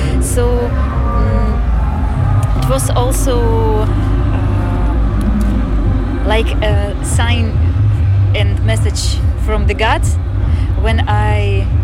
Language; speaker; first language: English; non-native, fluent; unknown